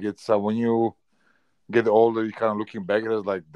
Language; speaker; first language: English; non-native, fluent; Polish